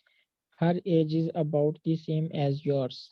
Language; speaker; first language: English; non-native, learner; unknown